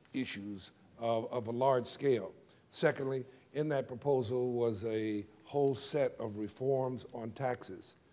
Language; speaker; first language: English; native; English